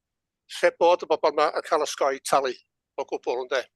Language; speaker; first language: Welsh; native; Welsh